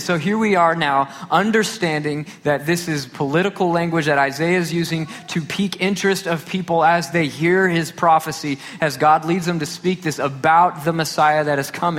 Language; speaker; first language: English; native; English